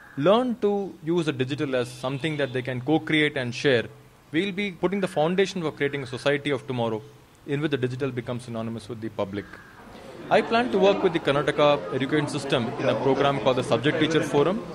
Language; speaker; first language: English; non-native, local second language; Kannada